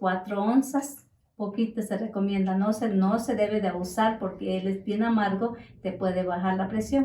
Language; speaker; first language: Spanish; native; Spanish